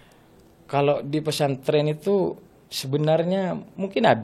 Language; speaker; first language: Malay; non-native, local second language; Madurese